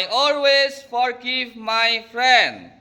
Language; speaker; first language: English; non-native, fluent; Indonesian